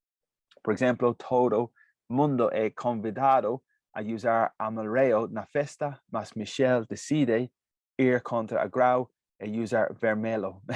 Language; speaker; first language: Portuguese; non-native, fluent; English